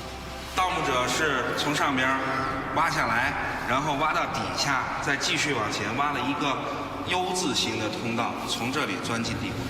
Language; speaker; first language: Chinese; native; Chinese